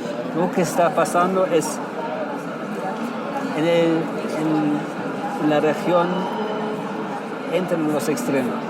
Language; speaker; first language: Spanish; non-native, fluent; German